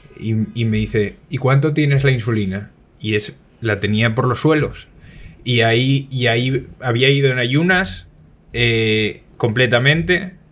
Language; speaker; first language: Spanish; native; Spanish